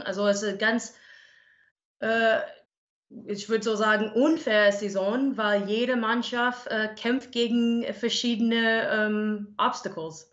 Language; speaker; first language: German; non-native, learner; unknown